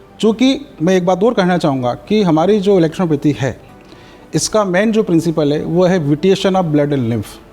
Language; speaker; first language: Hindi; native; Hindi